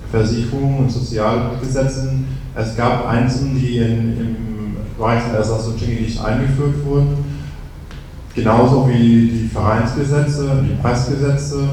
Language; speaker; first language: German; non-native, fluent; English